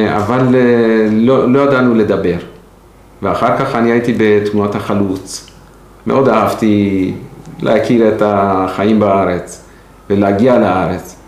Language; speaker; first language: Hebrew; non-native, fluent; Persian